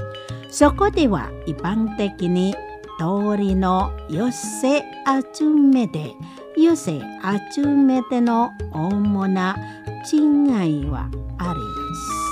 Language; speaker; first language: Japanese; non-native, learner; Indonesian